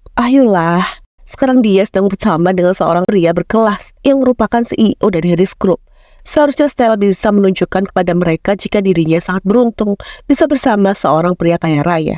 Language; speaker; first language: Indonesian; native; Indonesian